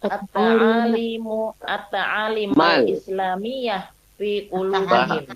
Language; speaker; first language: Arabic; non-native, learner; Indonesian